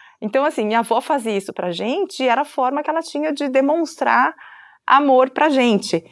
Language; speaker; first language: Portuguese; native; Portuguese